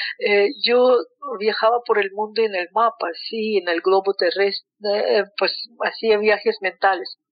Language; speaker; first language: Spanish; non-native, fluent; Russian